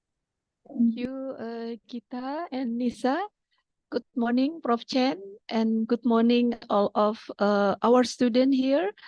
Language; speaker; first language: English; non-native, fluent; Indonesian